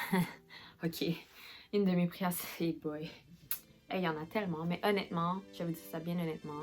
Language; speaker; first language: French; native; French